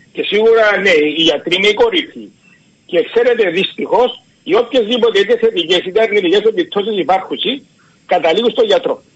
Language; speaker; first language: Greek; native; Greek